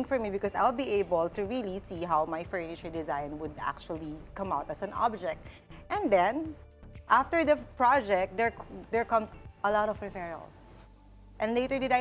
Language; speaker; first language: English; non-native, local second language; Pampanga